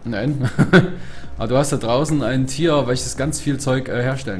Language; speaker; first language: German; native; German